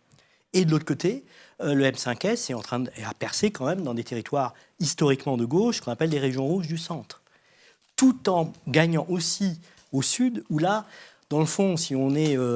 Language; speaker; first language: French; native; French